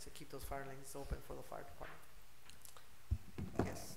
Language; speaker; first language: English; native; English